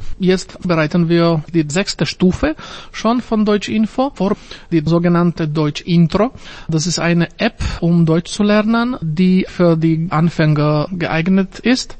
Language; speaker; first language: German; non-native, fluent; Slovak